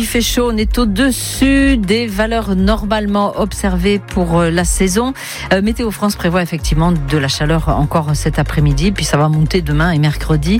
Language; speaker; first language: French; native; French